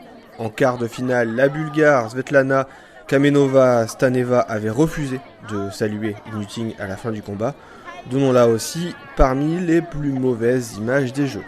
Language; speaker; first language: French; native; French